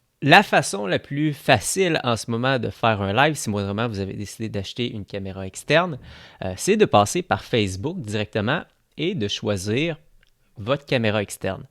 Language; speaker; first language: French; native; French